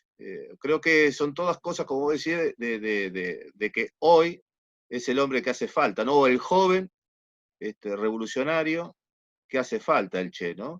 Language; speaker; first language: Spanish; native; Spanish